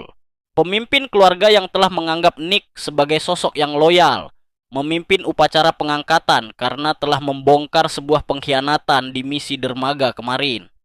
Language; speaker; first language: Indonesian; native; Indonesian